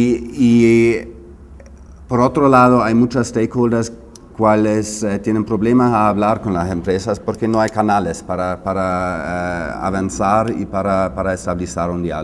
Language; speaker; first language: Spanish; non-native, fluent; German